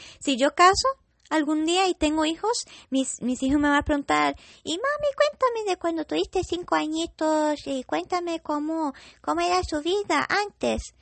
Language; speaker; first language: Spanish; non-native, fluent; English